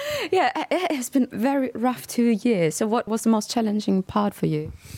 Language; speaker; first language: English; non-native, fluent; German